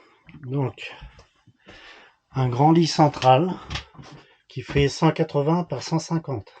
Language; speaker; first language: French; native; French